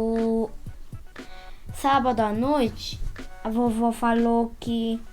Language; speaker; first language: Portuguese; early bilingual, heritage; Portuguese